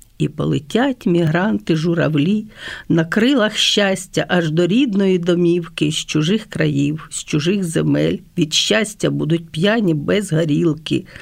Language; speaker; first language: Ukrainian; non-native, local second language; Russian